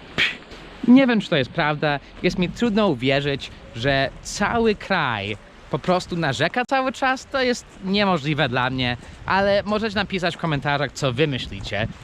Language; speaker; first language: Polish; non-native, fluent; English